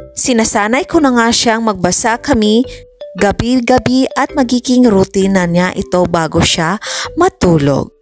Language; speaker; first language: Filipino; non-native, local second language; Cebuano